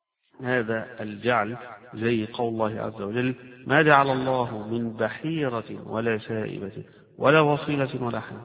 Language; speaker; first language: Arabic; native; Arabic